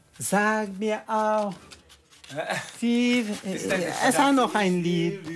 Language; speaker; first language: German; non-native, fluent; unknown